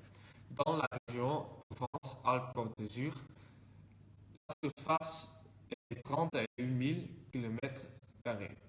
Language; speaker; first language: French; non-native, learner; Dutch